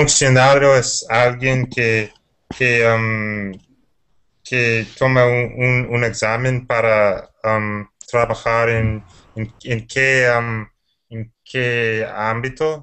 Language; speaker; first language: Spanish; non-native, learner; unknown